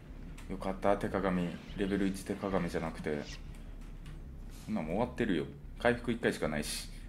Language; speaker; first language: Japanese; native; Japanese